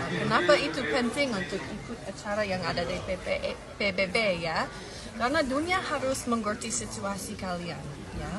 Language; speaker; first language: Indonesian; non-native, learner; English